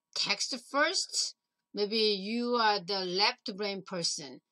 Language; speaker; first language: English; non-native, learner; Korean